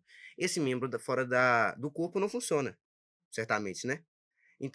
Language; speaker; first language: Portuguese; native; Portuguese